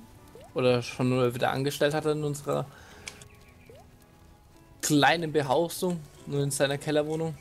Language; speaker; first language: German; native; German